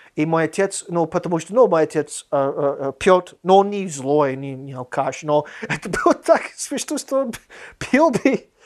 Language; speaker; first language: Russian; non-native, fluent; English